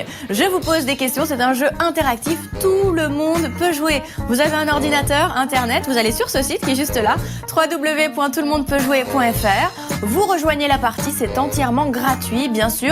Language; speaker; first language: French; native; French